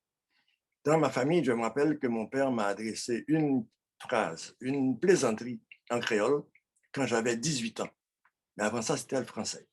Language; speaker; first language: French; non-native, local second language; Haitian Creole